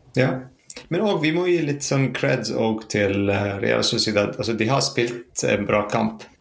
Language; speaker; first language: Norwegian; non-native, fluent; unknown